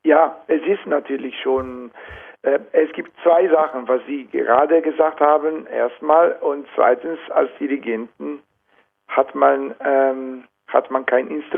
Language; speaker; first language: German; non-native, fluent; Italian